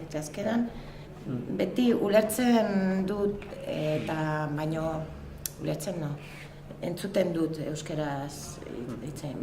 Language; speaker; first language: Basque; non-native, learner; French